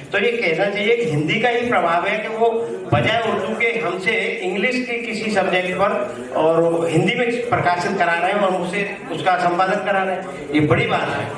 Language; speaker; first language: Hindi; native; Hindi